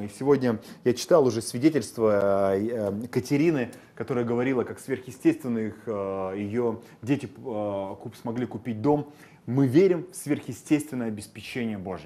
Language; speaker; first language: Russian; native; Russian